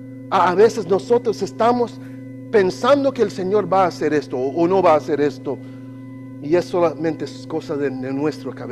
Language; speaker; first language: Spanish; non-native, learner; English